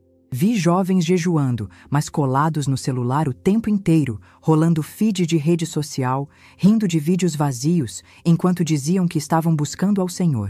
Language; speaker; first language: Portuguese; native; Portuguese